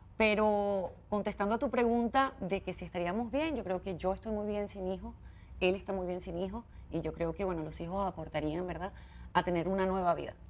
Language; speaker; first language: Spanish; native; Spanish